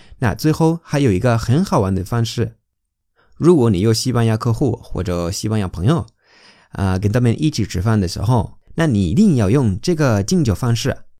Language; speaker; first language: Chinese; non-native, fluent; Spanish